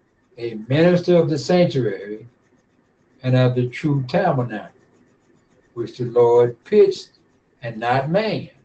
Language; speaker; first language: English; native; English